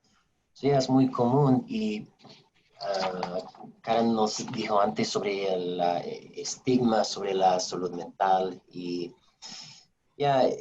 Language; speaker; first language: Spanish; non-native, fluent; English